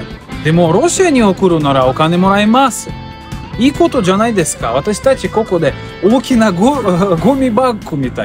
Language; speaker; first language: Japanese; non-native, learner; Russian